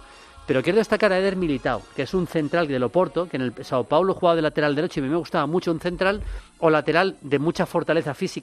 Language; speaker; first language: Spanish; native; Spanish